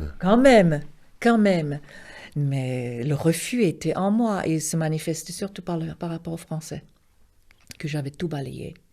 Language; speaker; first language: French; non-native, local second language; Swiss German